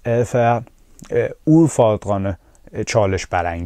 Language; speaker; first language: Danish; non-native, fluent; Persian